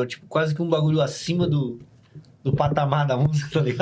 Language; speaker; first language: Portuguese; native; Portuguese